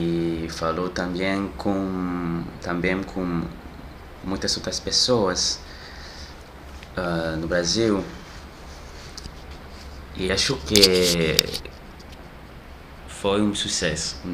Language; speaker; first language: Portuguese; non-native, learner; French